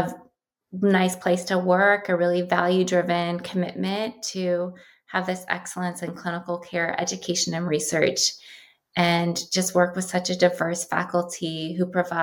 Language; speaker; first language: English; native; English